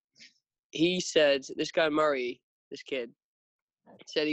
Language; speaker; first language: English; native; English